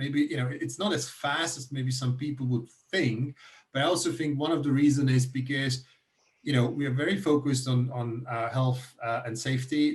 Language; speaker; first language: English; non-native, fluent; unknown